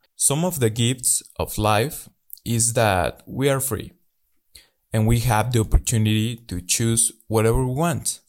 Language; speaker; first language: English; non-native, learner; Spanish